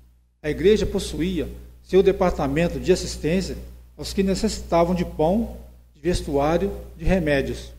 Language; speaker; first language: Portuguese; native; Portuguese